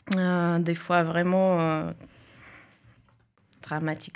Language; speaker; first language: French; non-native, fluent; Russian